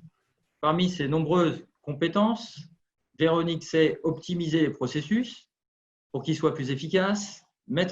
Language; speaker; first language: French; native; French